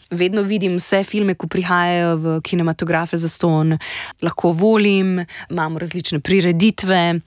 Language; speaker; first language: Slovenian; native; Slovenian